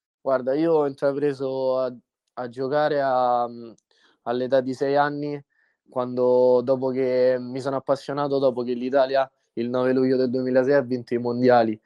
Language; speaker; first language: Italian; native; Italian